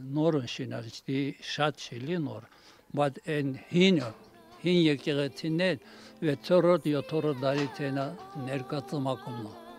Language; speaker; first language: Armenian; native; Armenian